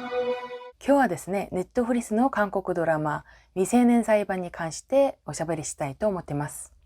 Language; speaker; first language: Japanese; non-native, fluent; Korean